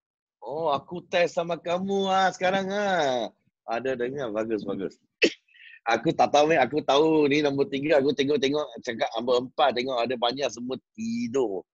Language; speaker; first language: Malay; non-native, local second language; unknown